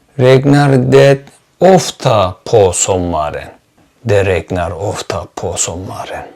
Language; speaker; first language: Swedish; non-native, fluent; Turkish